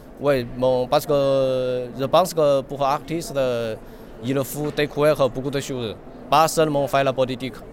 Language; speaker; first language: French; non-native, learner; Chinese